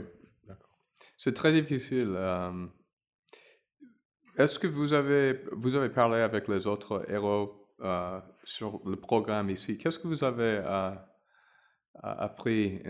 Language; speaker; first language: French; non-native, learner; English